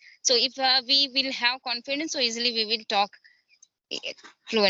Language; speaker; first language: English; non-native, learner; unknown